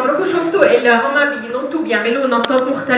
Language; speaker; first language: Arabic; native; Arabic